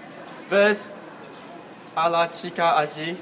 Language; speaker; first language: Spanish; non-native, learner; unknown